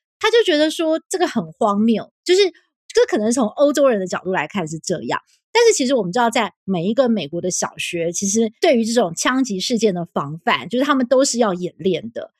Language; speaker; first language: Chinese; native; Chinese